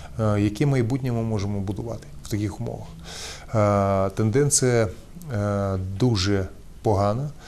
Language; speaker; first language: Ukrainian; non-native, local second language; Russian